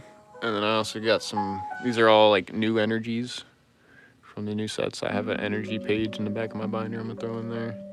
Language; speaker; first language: English; native; English